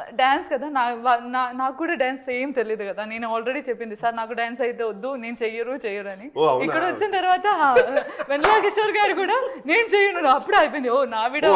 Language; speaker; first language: Telugu; non-native, fluent; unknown